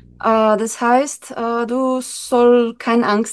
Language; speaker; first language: German; non-native, learner; Slovenian